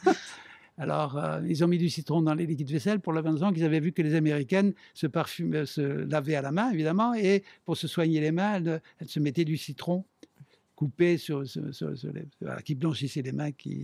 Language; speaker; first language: French; native; French